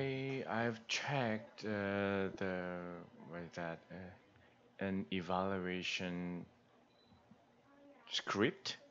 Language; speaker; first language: English; non-native, learner; Korean